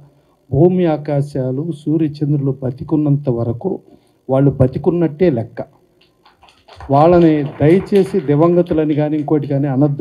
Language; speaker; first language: Telugu; native; Telugu